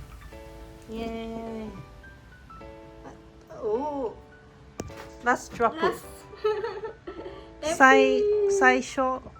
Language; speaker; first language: Japanese; non-native, learner; English